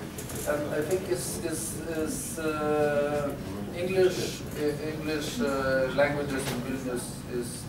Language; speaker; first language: English; non-native, learner; Lithuanian